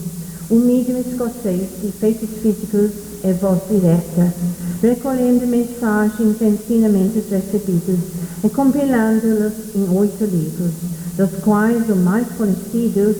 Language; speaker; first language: Portuguese; non-native, fluent; English